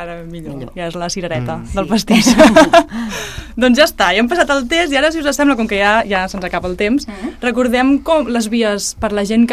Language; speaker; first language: Catalan; native; Catalan